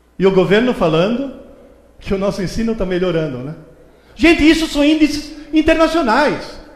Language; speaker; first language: Portuguese; early bilingual, other home language; Italian